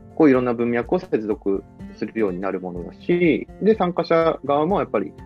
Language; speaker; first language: Japanese; early bilingual, other home language; Italian